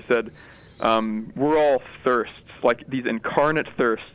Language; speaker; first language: English; native; English